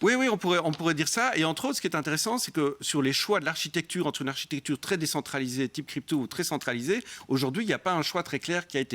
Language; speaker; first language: French; native; French